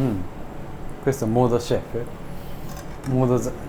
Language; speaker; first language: Italian; non-native, learner; Japanese